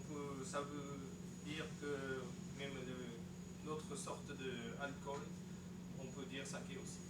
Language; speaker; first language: French; non-native, learner; Japanese